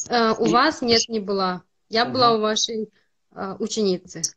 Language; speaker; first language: Russian; native; Russian